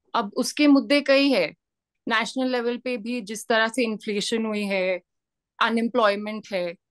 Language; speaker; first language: Hindi; native; Hindi